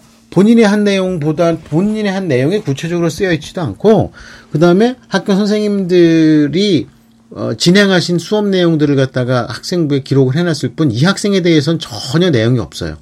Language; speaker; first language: Korean; native; Korean